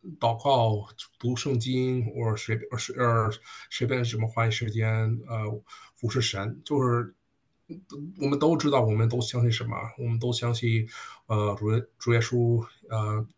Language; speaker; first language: Chinese; early bilingual, heritage; Chinese